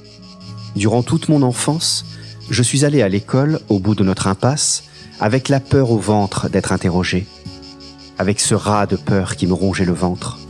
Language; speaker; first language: French; native; French